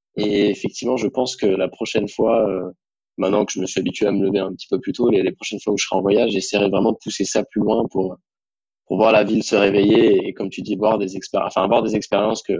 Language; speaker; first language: French; native; French